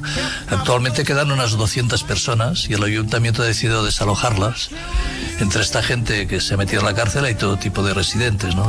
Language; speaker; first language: Spanish; native; Spanish